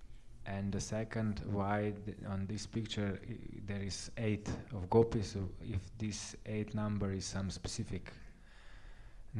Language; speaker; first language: English; non-native, fluent; Slovenian